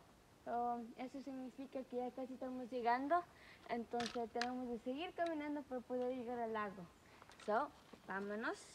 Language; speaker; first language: Spanish; early bilingual, heritage; Spanish